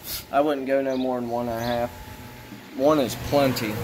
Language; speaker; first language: English; native; English